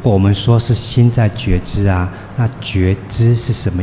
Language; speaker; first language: Chinese; native; Chinese